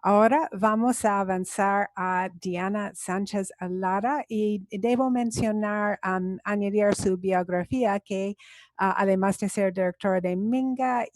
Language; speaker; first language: Spanish; non-native, fluent; English